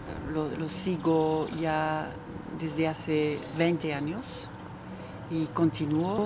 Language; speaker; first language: Spanish; non-native, fluent; Dutch